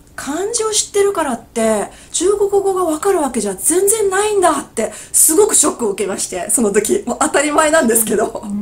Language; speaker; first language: Japanese; native; Japanese